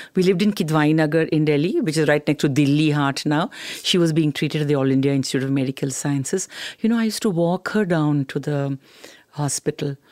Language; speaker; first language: English; non-native, local second language; Tamil